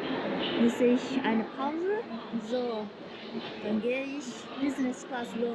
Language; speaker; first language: German; non-native, learner; Japanese